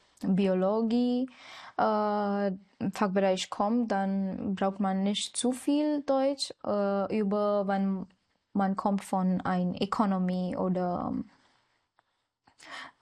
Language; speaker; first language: German; non-native, learner; Marathi